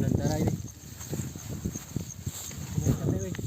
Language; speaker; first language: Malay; non-native, local second language; Sundanese